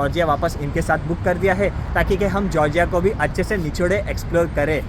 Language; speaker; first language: Hindi; native; Hindi